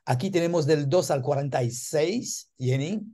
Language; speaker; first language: Spanish; non-native, learner; French